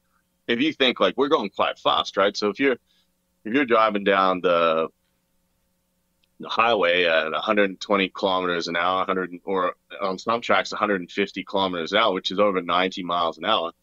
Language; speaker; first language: English; native; English